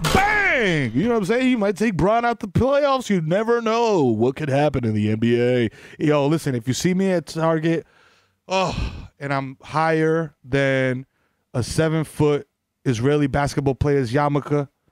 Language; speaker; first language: English; early bilingual, other home language; Spanish